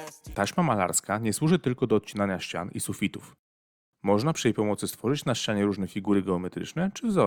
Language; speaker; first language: Polish; native; Polish